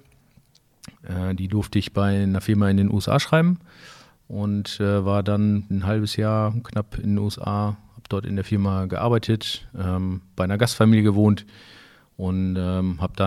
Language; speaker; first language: German; native; German